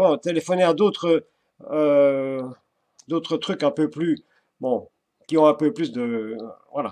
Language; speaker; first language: French; native; French